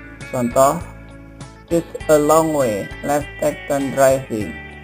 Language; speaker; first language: English; non-native, fluent; Indonesian